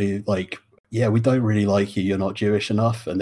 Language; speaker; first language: English; native; English